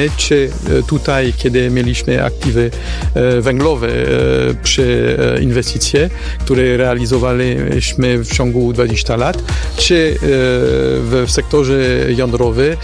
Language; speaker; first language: Polish; non-native, fluent; French